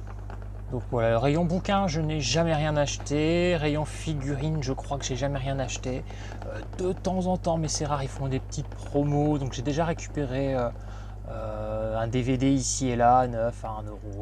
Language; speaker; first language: French; native; French